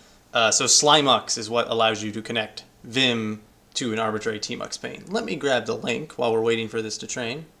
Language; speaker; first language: English; native; English